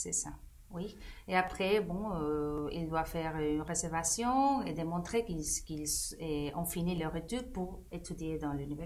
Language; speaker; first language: French; non-native, fluent; Spanish